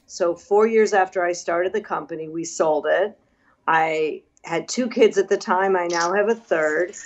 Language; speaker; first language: English; native; English